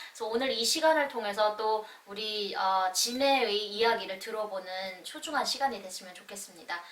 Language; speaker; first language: Korean; native; Korean